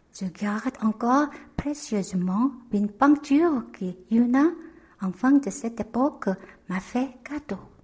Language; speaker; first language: French; non-native, fluent; Korean